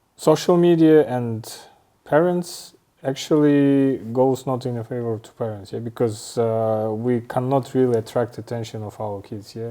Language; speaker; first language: English; non-native, fluent; Russian